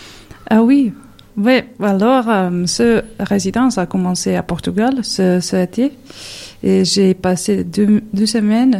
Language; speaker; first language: French; non-native, learner; Serbian